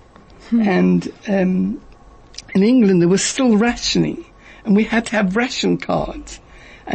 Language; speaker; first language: English; native; English